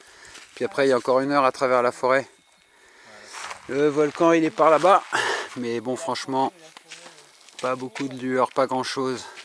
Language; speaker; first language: French; native; French